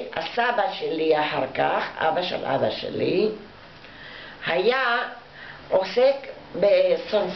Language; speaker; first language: Hebrew; non-native, fluent; Arabic